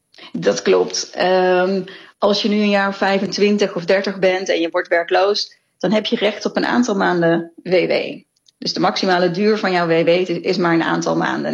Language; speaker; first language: Dutch; native; Dutch